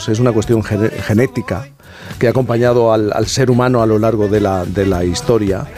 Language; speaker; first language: Spanish; native; Spanish